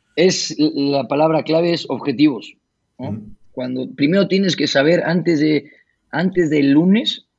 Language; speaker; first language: Spanish; native; Spanish